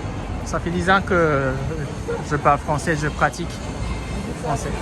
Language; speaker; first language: French; non-native, fluent; Japanese